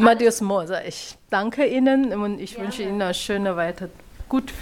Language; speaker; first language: German; non-native, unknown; Chinese